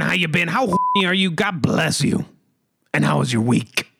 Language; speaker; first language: English; native; English